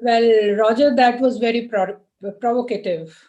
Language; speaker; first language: English; non-native, local second language; Hindi